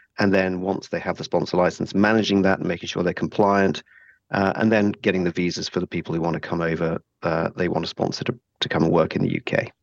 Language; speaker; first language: English; native; English